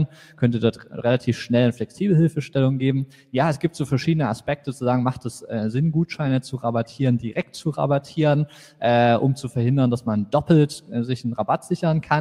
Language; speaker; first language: German; native; German